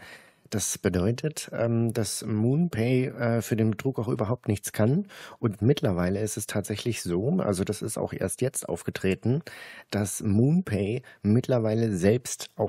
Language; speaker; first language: German; native; German